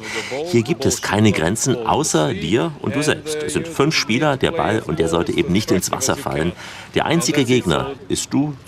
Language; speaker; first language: German; native; German